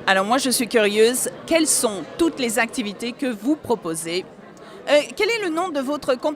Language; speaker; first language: French; non-native, fluent; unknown